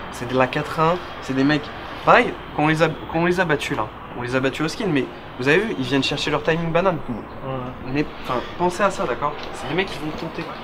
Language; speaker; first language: French; native; French